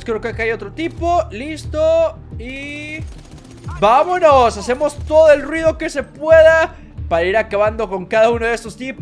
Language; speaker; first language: Spanish; native; Spanish